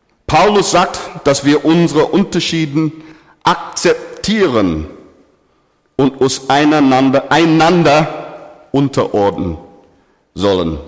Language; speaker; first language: German; non-native, fluent; English